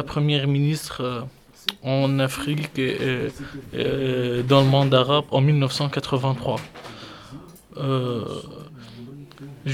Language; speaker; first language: French; non-native, local second language; Arabic